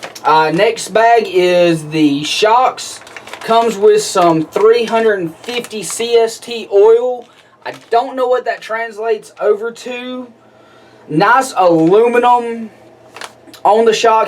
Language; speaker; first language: English; native; English